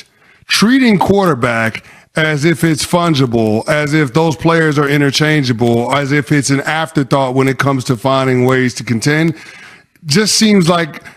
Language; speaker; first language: English; native; English